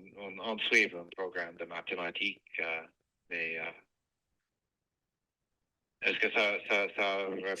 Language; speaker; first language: French; non-native, fluent; English